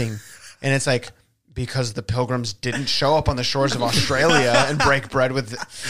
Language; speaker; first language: English; early bilingual, other home language; Spanish